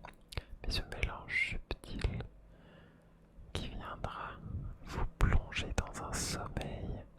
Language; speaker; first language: French; native; French